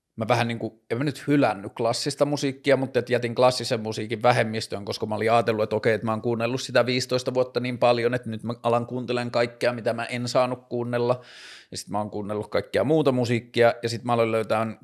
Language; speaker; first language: Finnish; native; Finnish